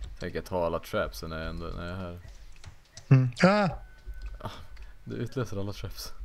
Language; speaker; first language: Swedish; native; Swedish